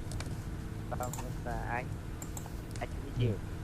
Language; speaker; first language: English; non-native, learner; Vietnamese